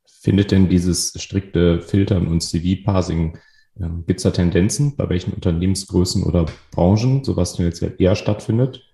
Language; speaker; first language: German; native; German